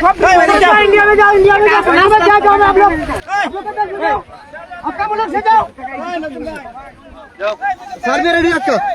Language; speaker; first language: Hindi; non-native, learner; Bangla